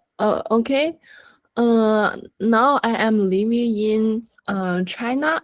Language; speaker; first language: English; non-native, learner; Chinese